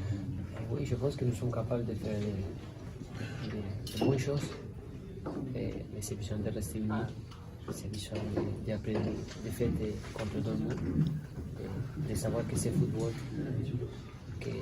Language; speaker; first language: French; non-native, learner; Spanish